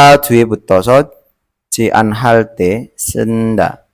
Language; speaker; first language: Korean; non-native, learner; Indonesian